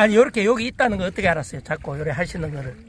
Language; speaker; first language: Korean; native; Korean